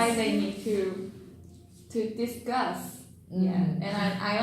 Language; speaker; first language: English; non-native, learner; Chinese